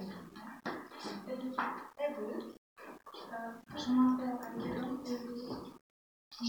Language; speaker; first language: French; non-native, learner; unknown